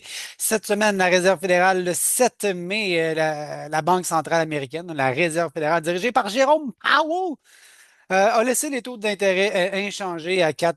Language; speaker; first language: French; native; French